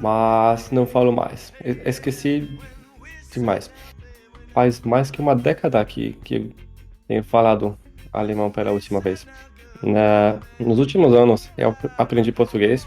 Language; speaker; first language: Portuguese; non-native, fluent; Polish